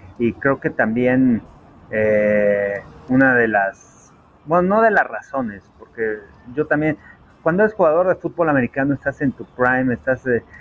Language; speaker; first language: Spanish; native; Spanish